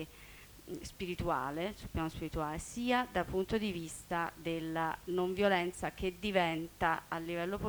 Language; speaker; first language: Italian; native; Italian